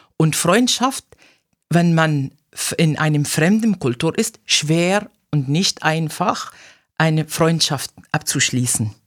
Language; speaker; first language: German; non-native, fluent; Arabic